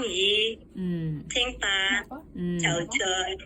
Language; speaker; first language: Cantonese; non-native, learner; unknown